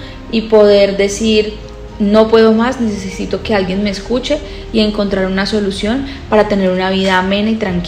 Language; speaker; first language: Spanish; native; Spanish